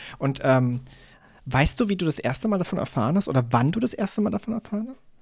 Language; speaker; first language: German; native; German